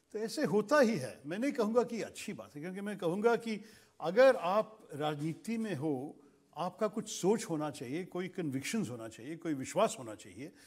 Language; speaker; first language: Hindi; non-native, local second language; Malayalam